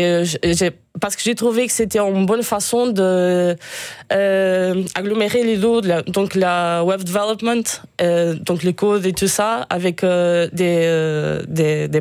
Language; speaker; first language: French; non-native, fluent; Portuguese